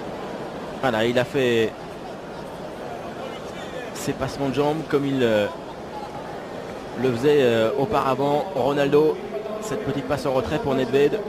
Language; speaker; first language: French; native; French